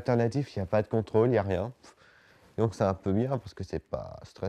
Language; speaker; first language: French; native; French